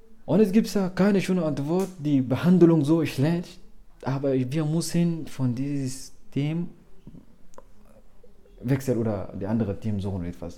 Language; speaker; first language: German; non-native, learner; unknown